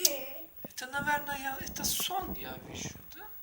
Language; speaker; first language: Russian; non-native, learner; Turkish